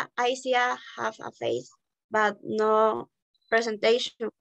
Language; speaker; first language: English; non-native, learner; Spanish